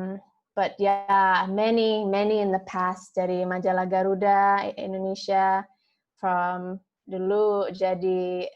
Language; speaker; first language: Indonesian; non-native, fluent; English